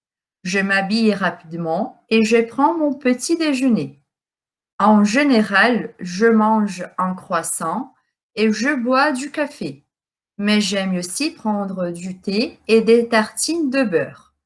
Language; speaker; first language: French; non-native, fluent; Portuguese